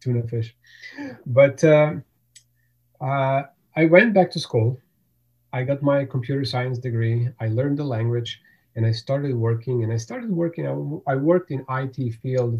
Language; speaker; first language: English; non-native, fluent; Bosnian